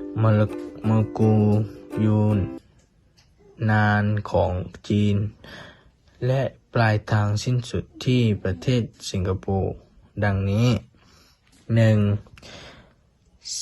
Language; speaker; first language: Thai; native; Thai